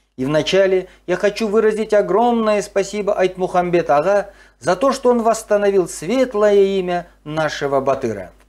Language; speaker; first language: Russian; non-native, local second language; Kazakh